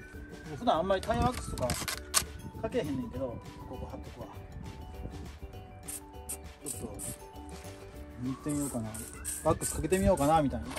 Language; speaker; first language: Japanese; native; Japanese